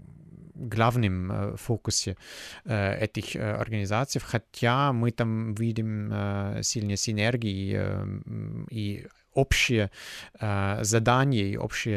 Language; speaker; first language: Russian; non-native, fluent; German